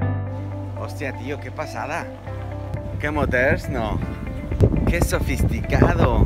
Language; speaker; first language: Spanish; native; Spanish